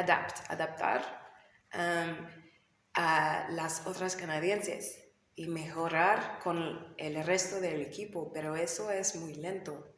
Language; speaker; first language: Spanish; non-native, learner; English